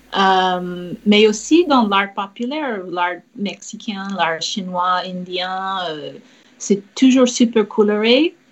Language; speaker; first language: French; non-native, fluent; English